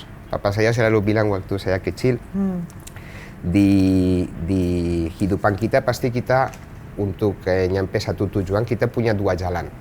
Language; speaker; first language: Indonesian; non-native, fluent; Spanish